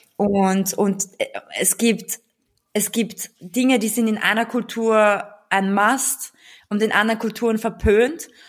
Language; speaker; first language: German; early bilingual, other home language; Bulgarian